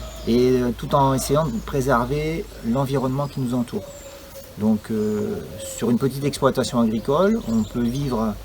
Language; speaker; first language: French; native; French